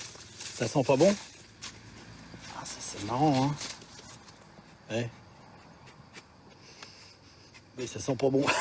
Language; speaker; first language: French; native; French